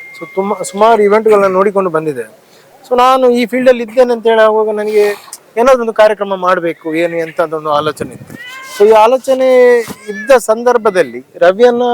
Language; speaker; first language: Kannada; native; Kannada